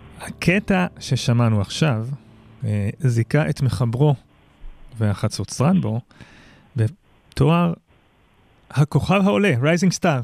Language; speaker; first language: Hebrew; native; Hebrew